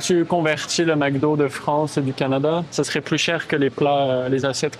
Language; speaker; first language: French; native; French